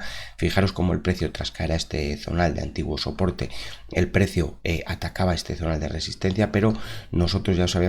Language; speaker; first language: Spanish; native; Spanish